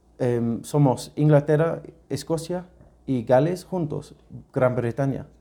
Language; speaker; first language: Spanish; non-native, learner; English